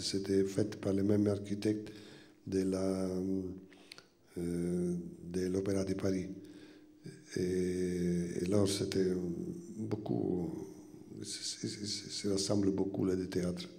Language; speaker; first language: French; non-native, fluent; Italian